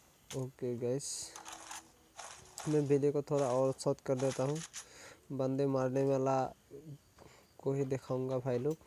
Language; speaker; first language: Hindi; non-native, local second language; Assamese